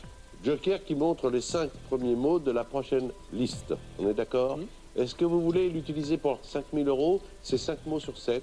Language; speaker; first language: French; native; French